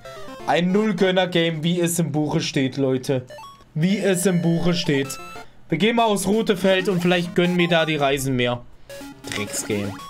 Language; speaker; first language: German; native; German